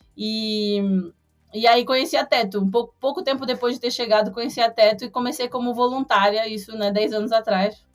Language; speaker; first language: Portuguese; native; Portuguese